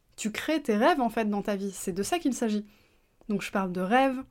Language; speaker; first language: French; native; French